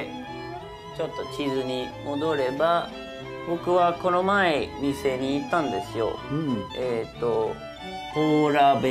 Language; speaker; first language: Japanese; native; Japanese